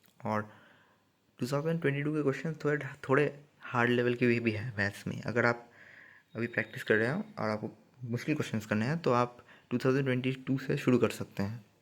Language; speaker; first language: Hindi; non-native, local second language; Bangla